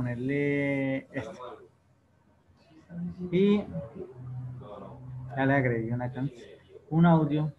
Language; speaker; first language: Spanish; native; Spanish